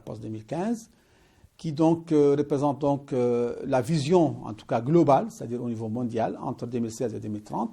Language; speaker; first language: French; non-native, local second language; Arabic